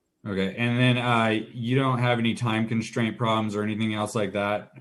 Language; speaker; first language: English; native; English